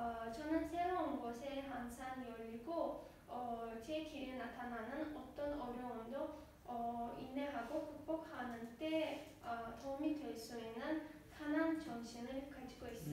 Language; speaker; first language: Korean; non-native, learner; Azerbaijani